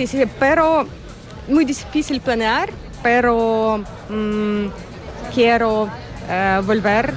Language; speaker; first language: Spanish; non-native, learner; Ukrainian